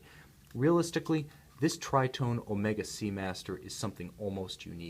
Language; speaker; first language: English; native; English